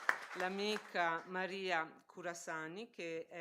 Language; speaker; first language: Italian; native; Italian